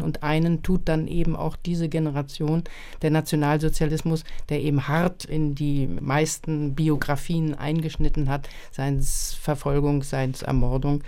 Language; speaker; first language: German; native; German